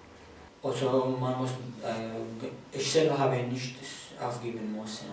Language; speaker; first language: German; non-native, fluent; Kurdish